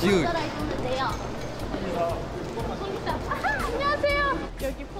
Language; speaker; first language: Korean; non-native, fluent; Thai